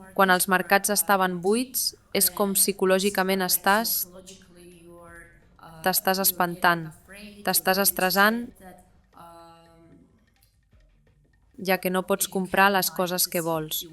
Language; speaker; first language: Catalan; non-native, fluent; Armenian